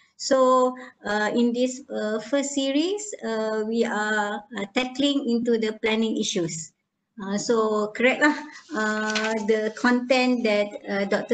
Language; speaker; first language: English; non-native, local second language; Malay